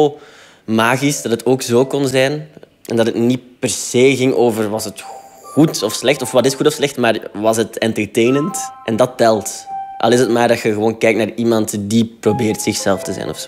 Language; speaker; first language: Dutch; native; Dutch